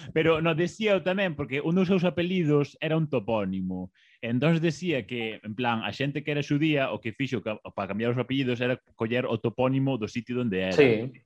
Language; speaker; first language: Galician; non-native, local second language; Spanish